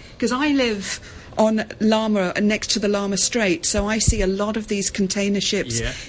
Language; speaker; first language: English; native; English